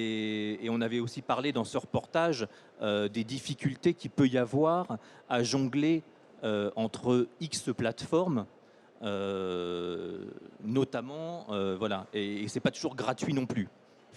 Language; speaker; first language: French; native; French